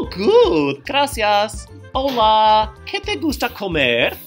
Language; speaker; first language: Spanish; non-native, learner; English